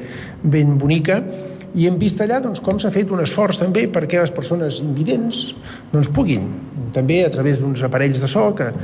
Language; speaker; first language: Catalan; native; Catalan